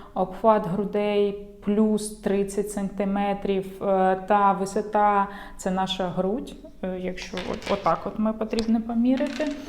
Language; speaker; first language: Ukrainian; non-native, local second language; Russian